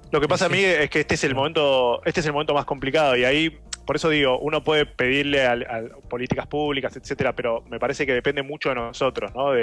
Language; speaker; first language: Spanish; native; Spanish